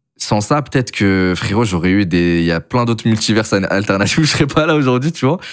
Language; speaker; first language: French; native; French